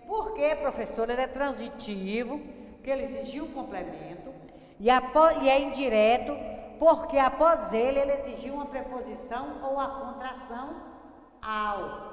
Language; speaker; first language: Portuguese; native; Portuguese